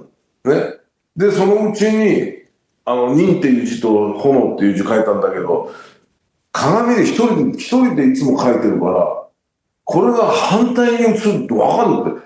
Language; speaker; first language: Japanese; native; Japanese